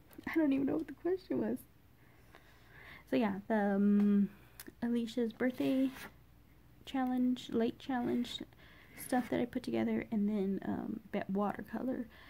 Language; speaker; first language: English; native; English